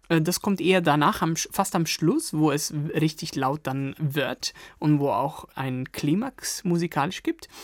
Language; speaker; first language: German; non-native, fluent; Italian